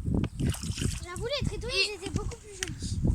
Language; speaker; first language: French; native; French